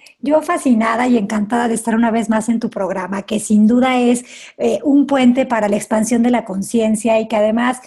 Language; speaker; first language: Spanish; native; Spanish